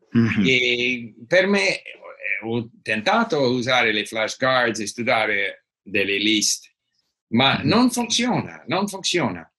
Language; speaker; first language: Italian; non-native, learner; English